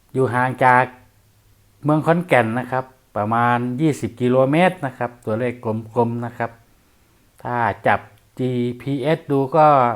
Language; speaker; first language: Thai; non-native, local second language; Northeastern Thai